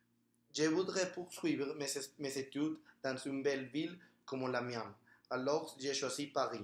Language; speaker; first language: French; non-native, learner; Spanish